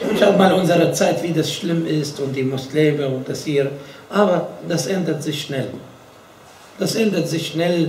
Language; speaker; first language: German; non-native, fluent; Arabic